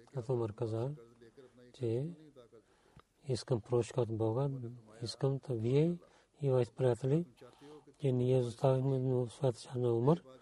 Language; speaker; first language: Bulgarian; non-native, learner; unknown